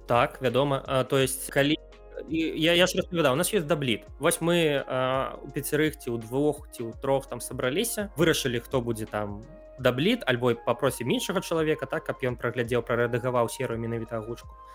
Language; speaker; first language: Belarusian; non-native, local second language; Russian